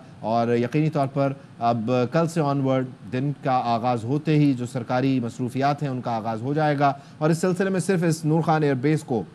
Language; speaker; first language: Urdu; native; Urdu